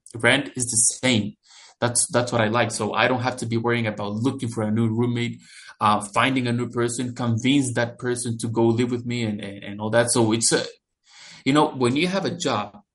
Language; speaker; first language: English; non-native, fluent; Spanish